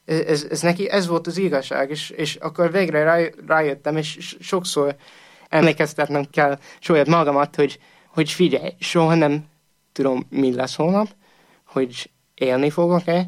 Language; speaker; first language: Hungarian; non-native, fluent; English